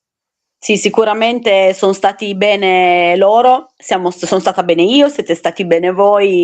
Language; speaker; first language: Italian; native; Italian